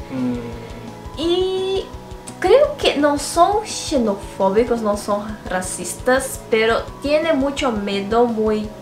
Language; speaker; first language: Spanish; non-native, fluent; Portuguese